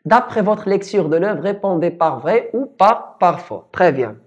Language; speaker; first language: French; non-native, local second language; Arabic